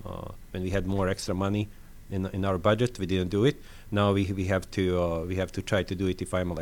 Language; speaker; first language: English; non-native, fluent; French